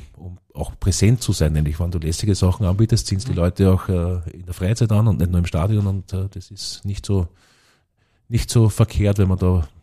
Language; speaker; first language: German; native; German